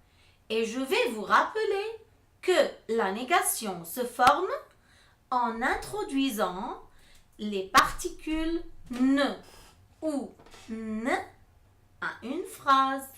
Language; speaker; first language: French; non-native, fluent; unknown